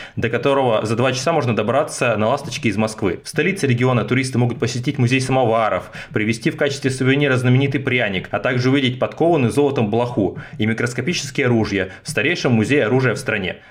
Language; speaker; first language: Russian; native; Russian